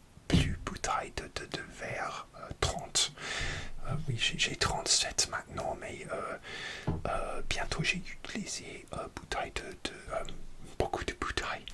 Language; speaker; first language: French; non-native, learner; English